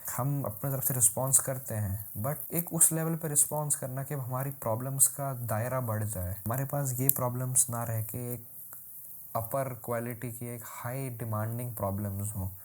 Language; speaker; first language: Hindi; native; Hindi